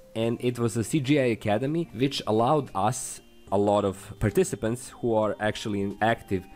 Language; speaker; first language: English; non-native, fluent; Serbian